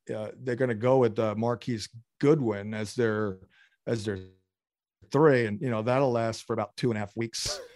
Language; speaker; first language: English; native; English